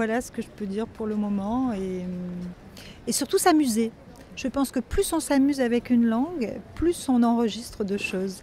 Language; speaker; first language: French; native; French